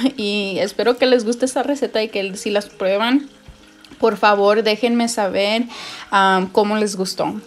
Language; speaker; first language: Spanish; early bilingual, heritage; Spanish